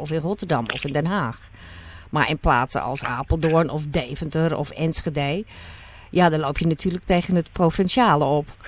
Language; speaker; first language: Dutch; native; Dutch